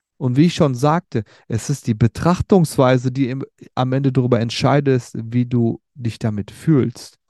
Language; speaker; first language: German; early bilingual, other home language; Turkish